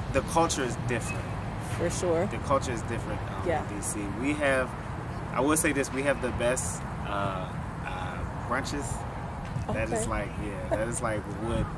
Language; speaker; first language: English; native; English